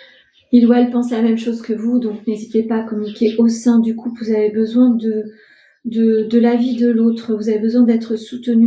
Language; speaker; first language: French; native; French